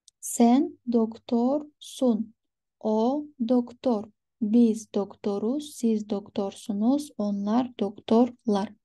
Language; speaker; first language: Turkish; non-native, fluent; Kyrgyz